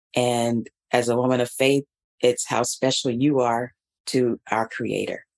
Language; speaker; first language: English; native; English